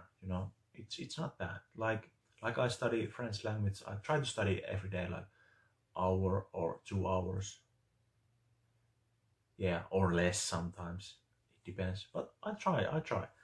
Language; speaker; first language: English; non-native, fluent; Finnish